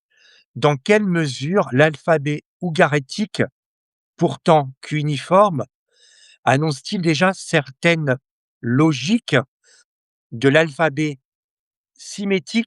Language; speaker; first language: French; native; French